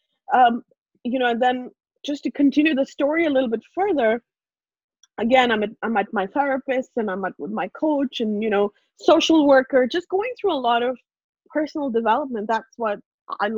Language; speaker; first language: English; non-native, local second language; Punjabi